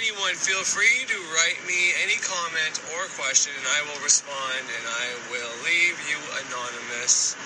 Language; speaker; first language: English; native; English